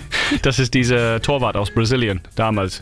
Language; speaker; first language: German; non-native, fluent; English